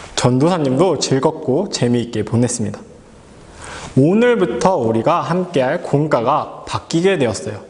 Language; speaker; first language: Korean; native; Korean